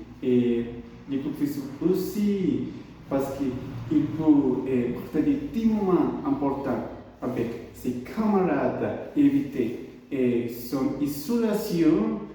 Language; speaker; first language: French; non-native, learner; Spanish